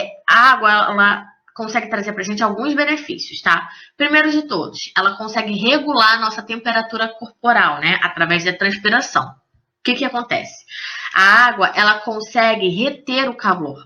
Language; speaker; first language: Portuguese; native; Portuguese